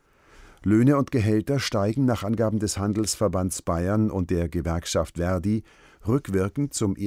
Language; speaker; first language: German; native; German